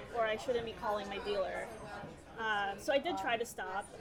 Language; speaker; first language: English; early bilingual, other home language; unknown